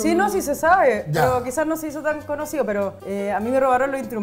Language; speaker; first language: Spanish; native; Spanish